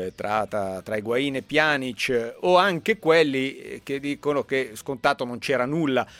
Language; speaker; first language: Italian; native; Italian